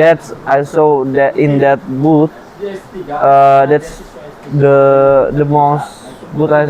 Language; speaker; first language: English; non-native, learner; Indonesian